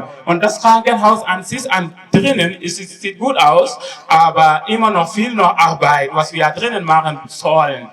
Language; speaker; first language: German; non-native, learner; Wolof